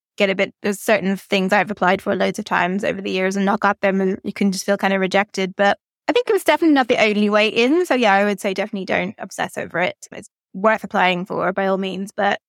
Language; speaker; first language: English; native; English